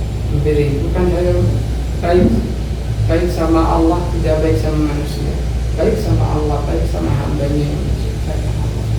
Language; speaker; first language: Indonesian; non-native, learner; Arabic